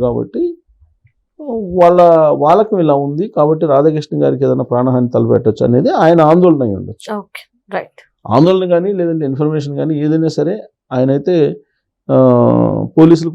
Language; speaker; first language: Telugu; native; Telugu